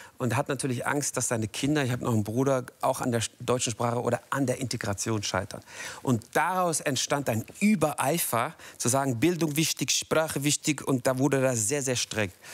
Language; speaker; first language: German; native; German